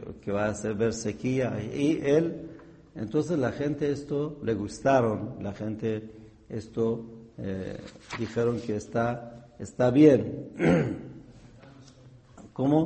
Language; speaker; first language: Spanish; non-native, fluent; Persian